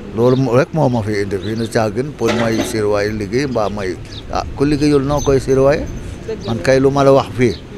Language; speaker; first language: Wolof; non-native, local second language; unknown